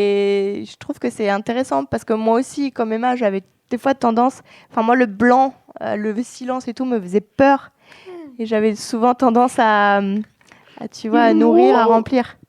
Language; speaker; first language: French; native; French